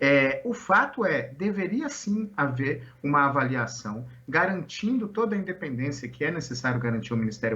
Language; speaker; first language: Portuguese; native; Portuguese